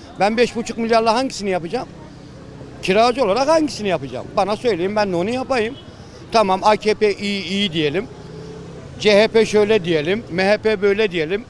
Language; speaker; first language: Turkish; non-native, local second language; Kurdish